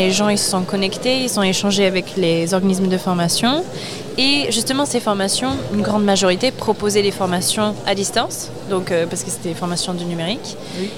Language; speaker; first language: French; non-native, fluent; English